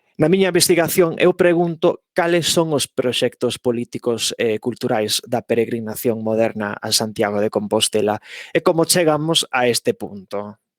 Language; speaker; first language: Galician; non-native, fluent; English